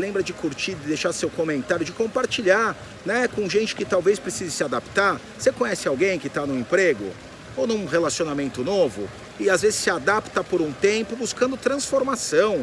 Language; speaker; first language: Portuguese; native; Portuguese